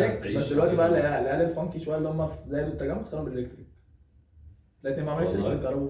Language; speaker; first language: Arabic; native; Arabic